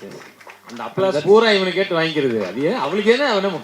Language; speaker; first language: Tamil; native; Tamil